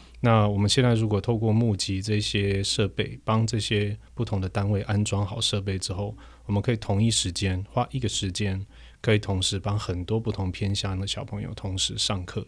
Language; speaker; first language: Chinese; early bilingual, heritage; Chinese